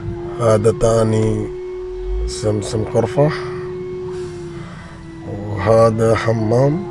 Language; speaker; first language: Arabic; non-native, learner; Bangla